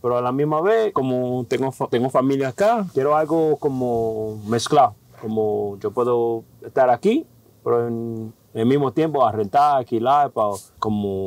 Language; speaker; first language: Spanish; early bilingual, heritage; Spanish